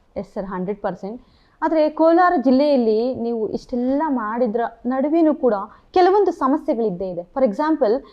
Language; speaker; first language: Kannada; native; Kannada